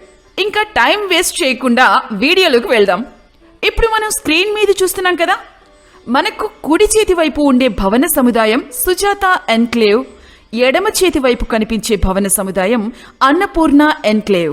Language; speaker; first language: Telugu; native; Telugu